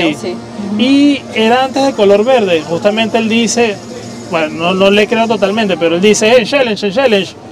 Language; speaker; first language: Spanish; native; Spanish